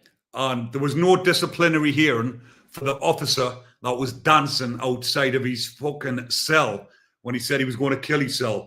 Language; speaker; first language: English; native; English